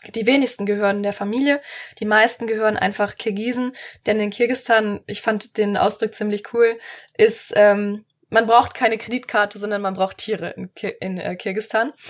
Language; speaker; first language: German; native; German